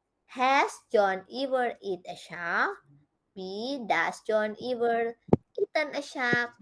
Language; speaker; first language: English; non-native, fluent; Indonesian